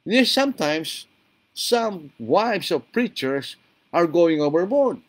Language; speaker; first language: English; non-native, local second language; Filipino